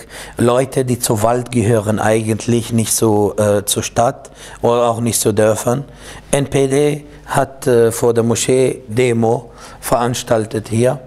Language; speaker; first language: German; non-native, fluent; Arabic